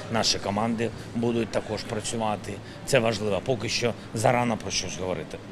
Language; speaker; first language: Ukrainian; non-native, local second language; Russian